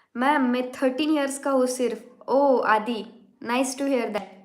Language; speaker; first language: Hindi; non-native, local second language; Marathi